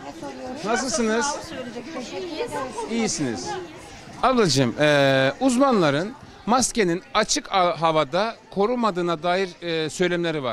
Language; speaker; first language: Turkish; native; Turkish